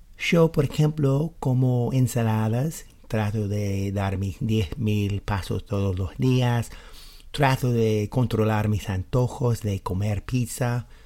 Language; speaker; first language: Spanish; non-native, fluent; English